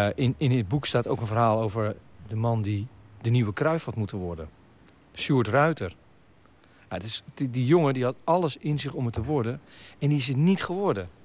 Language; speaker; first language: Dutch; native; Dutch